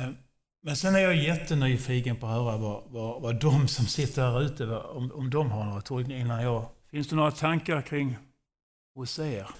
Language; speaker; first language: Swedish; non-native, fluent; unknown